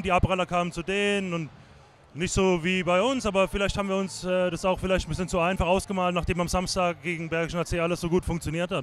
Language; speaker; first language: German; native; German